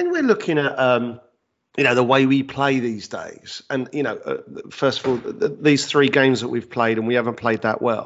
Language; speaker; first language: English; native; English